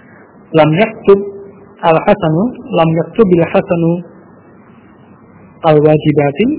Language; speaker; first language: Arabic; non-native, fluent; Indonesian